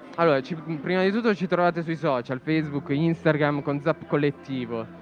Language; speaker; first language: Italian; native; Italian